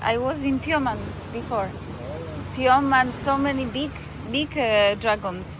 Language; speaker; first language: English; non-native, learner; Polish